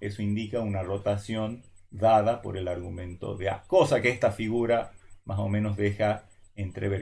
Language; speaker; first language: Spanish; native; Spanish